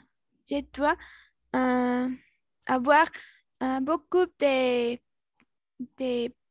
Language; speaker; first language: French; non-native, learner; Spanish